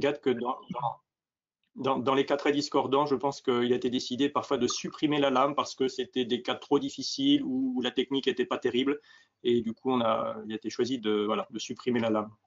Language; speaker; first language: French; native; French